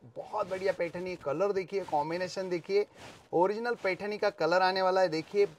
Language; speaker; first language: Hindi; non-native, local second language; Marathi